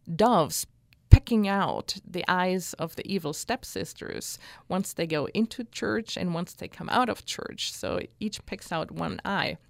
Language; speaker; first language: English; non-native, fluent; German